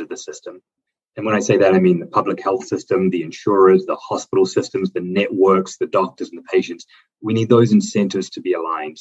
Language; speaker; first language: English; native; English